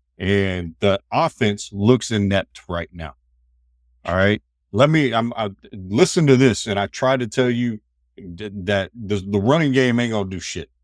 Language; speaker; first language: English; native; English